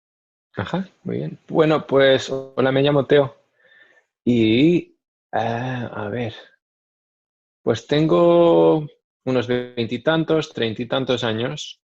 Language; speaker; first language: Spanish; non-native, fluent; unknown